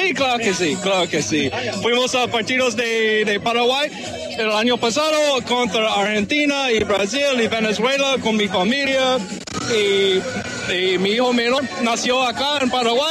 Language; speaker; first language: Spanish; non-native, fluent; English